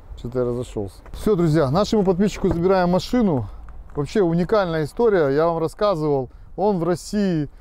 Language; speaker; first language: Russian; native; Russian